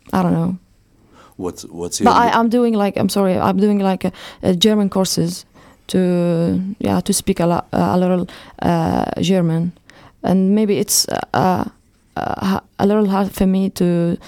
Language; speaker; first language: English; non-native, fluent; Arabic